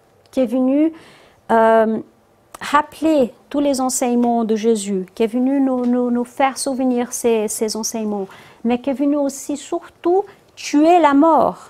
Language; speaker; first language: French; non-native, fluent; Portuguese